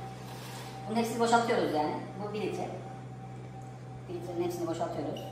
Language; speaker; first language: Turkish; native; Turkish